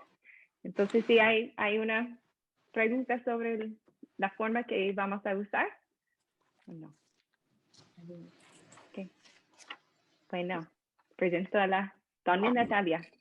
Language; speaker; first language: Spanish; non-native, fluent; English